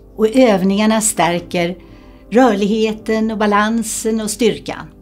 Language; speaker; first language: Swedish; native; Swedish